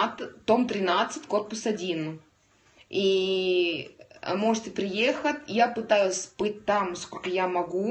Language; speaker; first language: Russian; non-native, learner; Estonian